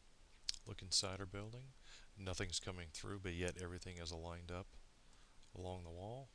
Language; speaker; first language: English; native; English